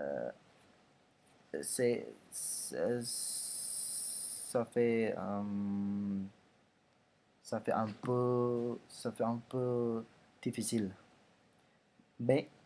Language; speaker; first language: French; non-native, learner; Indonesian